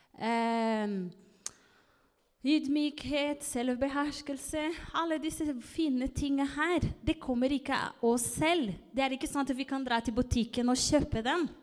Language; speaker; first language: Norwegian; non-native, fluent; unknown